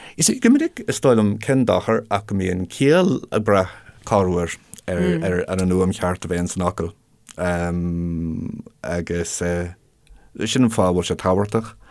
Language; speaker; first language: Irish; non-native, local second language; English